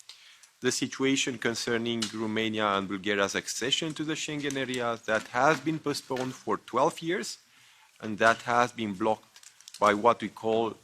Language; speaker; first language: English; non-native, fluent; Romanian